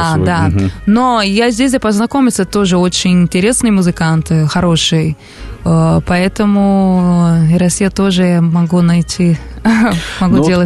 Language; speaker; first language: Russian; non-native, learner; Portuguese